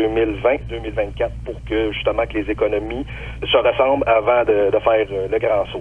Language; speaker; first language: French; native; French